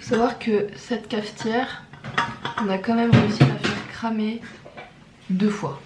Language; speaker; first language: French; native; French